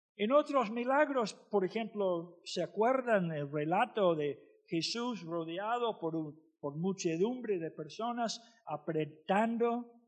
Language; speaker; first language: Spanish; non-native, fluent; English